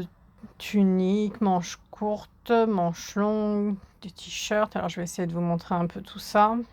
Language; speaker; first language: French; native; French